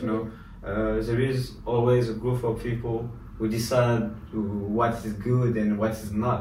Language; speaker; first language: English; non-native, learner; French